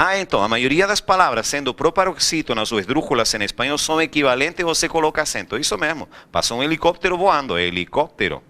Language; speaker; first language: Portuguese; non-native, fluent; Spanish